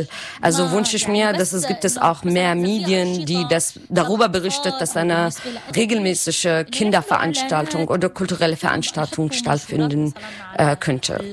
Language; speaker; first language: German; non-native, learner; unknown